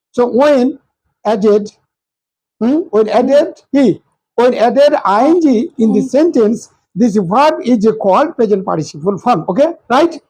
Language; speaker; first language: English; non-native, local second language; Bangla